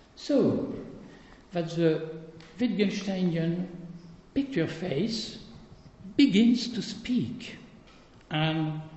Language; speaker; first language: English; non-native, fluent; French